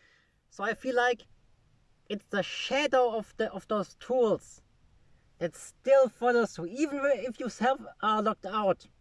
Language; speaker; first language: English; non-native, fluent; German